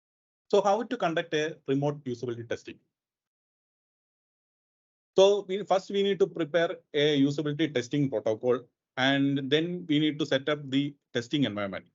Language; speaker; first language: English; non-native, local second language; Malayalam